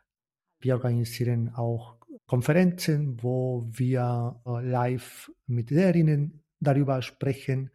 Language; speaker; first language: German; non-native, fluent; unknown